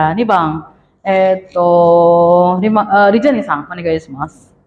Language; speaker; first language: Japanese; non-native, fluent; Indonesian